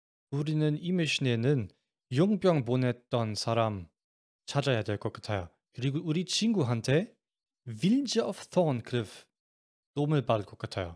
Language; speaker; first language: Korean; non-native, fluent; German